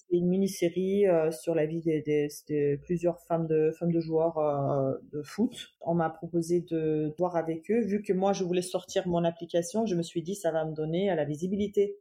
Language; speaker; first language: French; non-native, fluent; German